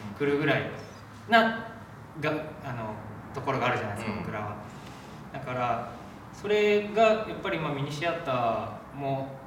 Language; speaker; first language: Japanese; native; Japanese